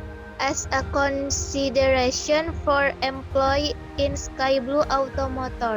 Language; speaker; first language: English; non-native, learner; Indonesian